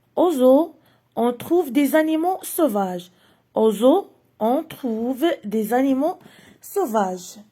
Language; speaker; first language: French; non-native, local second language; Arabic